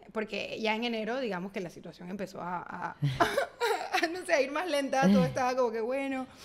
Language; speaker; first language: Spanish; native; Spanish